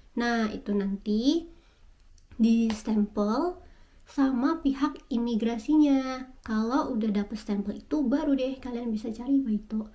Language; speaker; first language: Indonesian; native; Indonesian